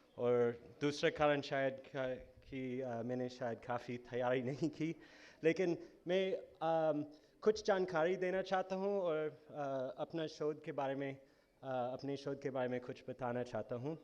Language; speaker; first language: Hindi; non-native, fluent; English